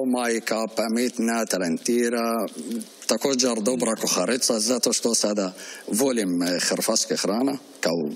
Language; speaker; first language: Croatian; non-native, learner; Arabic